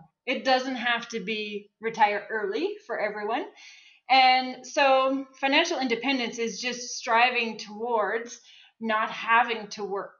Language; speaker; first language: English; native; English